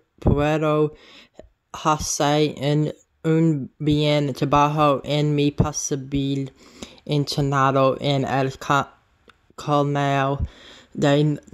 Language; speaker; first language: Spanish; non-native, learner; English